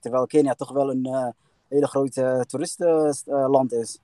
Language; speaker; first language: Dutch; early bilingual, other home language; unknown